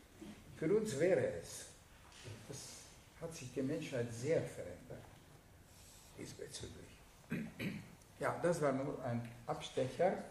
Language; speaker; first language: German; non-native, fluent; Hungarian